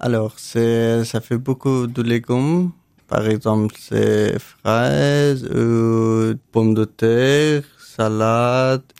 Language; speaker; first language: French; non-native, learner; Persian